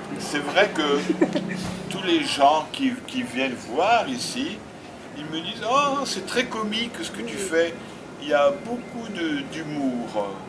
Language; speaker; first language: French; native; French